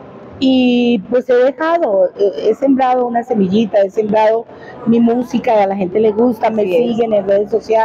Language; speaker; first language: Spanish; native; Spanish